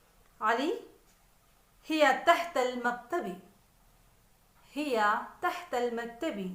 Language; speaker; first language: Arabic; non-native, fluent; Urdu